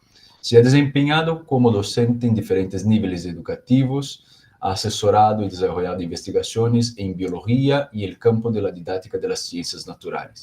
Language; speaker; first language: Spanish; non-native, learner; Portuguese